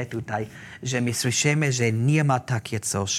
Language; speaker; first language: Polish; non-native, learner; German